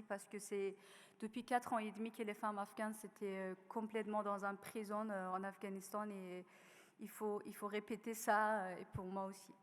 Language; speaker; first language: French; non-native, learner; Persian